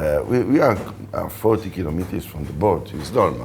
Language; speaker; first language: English; non-native, fluent; Italian